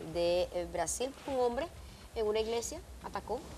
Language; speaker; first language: Spanish; native; Spanish